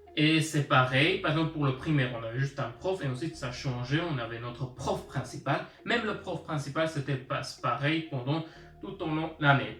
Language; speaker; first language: French; early bilingual, other home language; Armenian